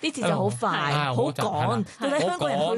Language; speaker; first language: Cantonese; native; Cantonese